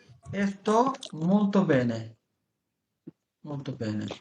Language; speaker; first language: Italian; non-native, fluent; Bangla